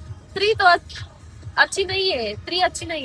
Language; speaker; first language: Hindi; non-native, local second language; Kannada